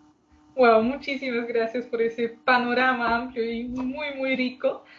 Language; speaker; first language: Spanish; non-native, fluent; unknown